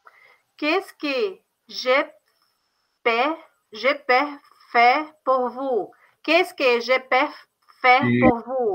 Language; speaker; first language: French; non-native, learner; Portuguese